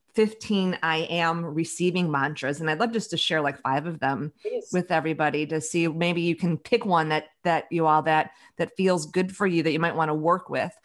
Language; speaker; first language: English; native; English